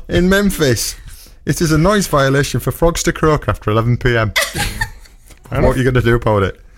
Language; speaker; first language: English; native; English